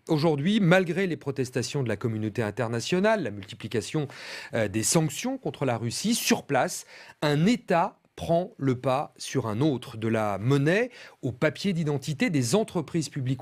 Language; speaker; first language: French; native; French